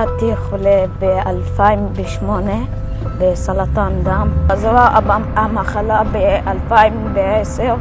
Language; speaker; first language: Hebrew; non-native, local second language; Arabic